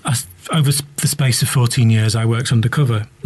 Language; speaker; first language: English; native; English